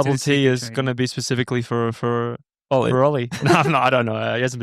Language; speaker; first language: English; native; English